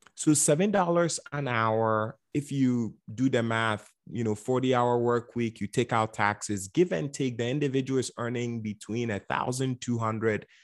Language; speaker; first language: English; non-native, local second language; Akan